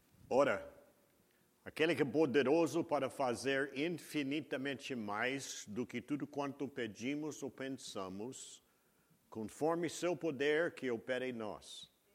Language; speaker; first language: Portuguese; non-native, fluent; English